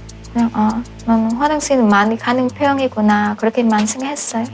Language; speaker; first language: Korean; non-native, fluent; Vietnamese